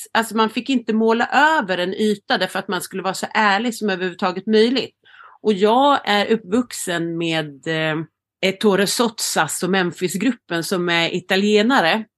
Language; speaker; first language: Swedish; native; Swedish